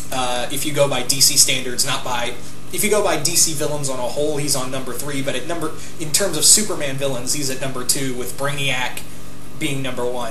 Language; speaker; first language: English; native; English